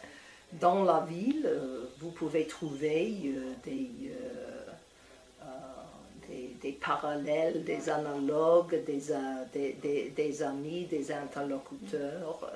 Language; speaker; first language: French; non-native, fluent; English